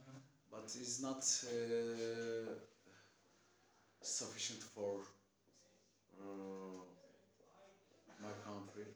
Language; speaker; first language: English; non-native, learner; Turkish